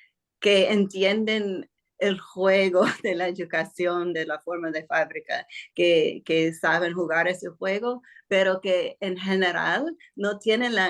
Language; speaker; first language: Spanish; non-native, fluent; English